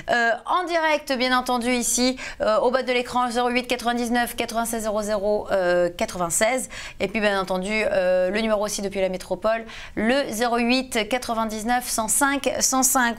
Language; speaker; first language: French; native; French